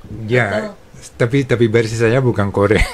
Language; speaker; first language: Indonesian; non-native, fluent; Spanish